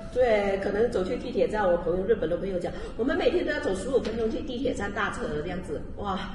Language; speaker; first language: Chinese; native; Chinese